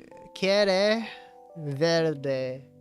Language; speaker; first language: Spanish; non-native, learner; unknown